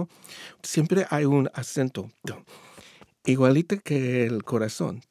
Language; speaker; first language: Spanish; early bilingual, heritage; English